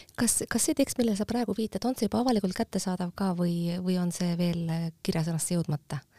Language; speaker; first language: Estonian; native; Estonian